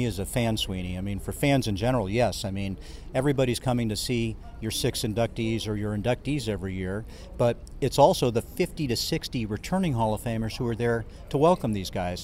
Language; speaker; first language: English; native; English